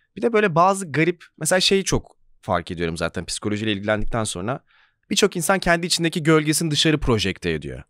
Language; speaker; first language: Turkish; native; Turkish